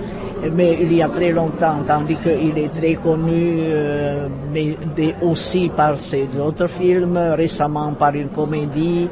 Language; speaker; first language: French; non-native, fluent; Czech